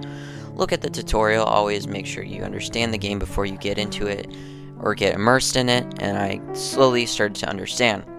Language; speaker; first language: English; native; English